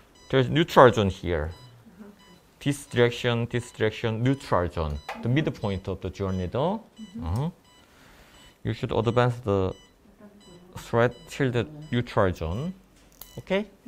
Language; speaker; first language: English; non-native, fluent; Korean